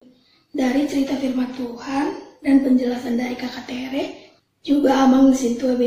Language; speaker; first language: Indonesian; native; Indonesian